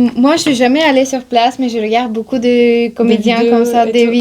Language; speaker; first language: French; non-native, fluent; Bulgarian